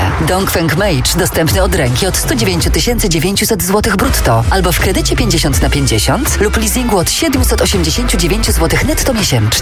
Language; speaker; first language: Polish; native; Polish